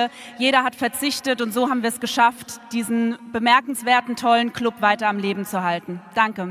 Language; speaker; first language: German; native; German